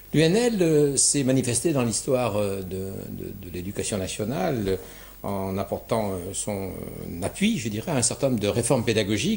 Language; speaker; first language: French; native; French